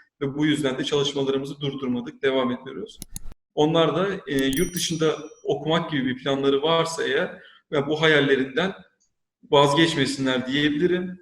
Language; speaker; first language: Turkish; native; Turkish